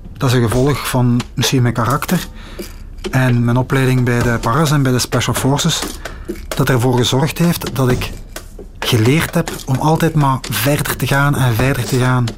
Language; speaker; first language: Dutch; native; Dutch